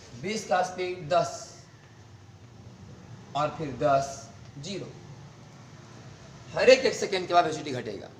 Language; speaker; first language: Hindi; native; Hindi